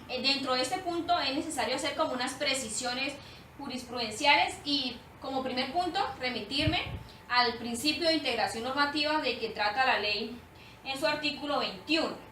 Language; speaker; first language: Spanish; native; Spanish